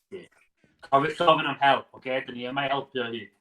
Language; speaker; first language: Welsh; native; Welsh